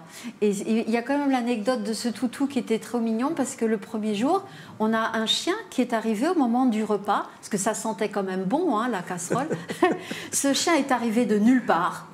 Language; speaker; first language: French; native; French